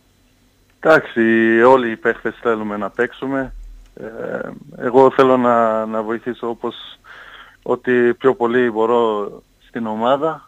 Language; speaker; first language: Greek; non-native, fluent; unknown